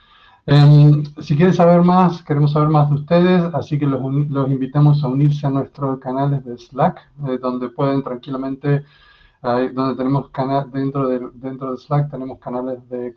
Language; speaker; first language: Spanish; native; Spanish